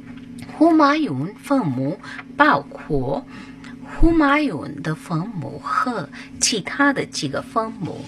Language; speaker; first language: Chinese; non-native, fluent; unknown